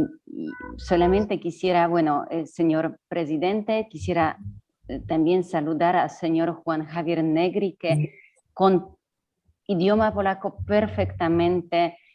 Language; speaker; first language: Spanish; non-native, fluent; Polish